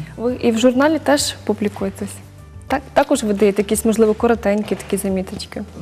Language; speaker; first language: Ukrainian; native; Ukrainian